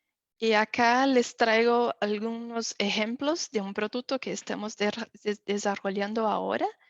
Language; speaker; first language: Spanish; non-native, fluent; Portuguese